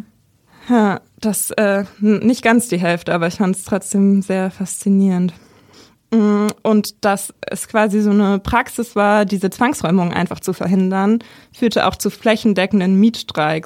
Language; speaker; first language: German; native; German